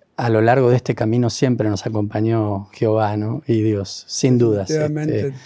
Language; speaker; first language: Spanish; native; Spanish